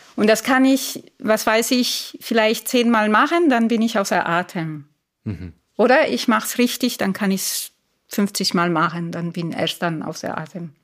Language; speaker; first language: German; non-native, fluent; Italian